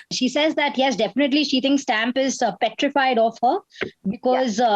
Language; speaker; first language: English; non-native, local second language; Hindi